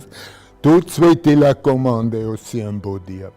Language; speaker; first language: French; non-native, local second language; German